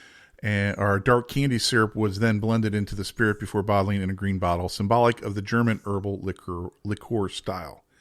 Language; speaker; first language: English; native; English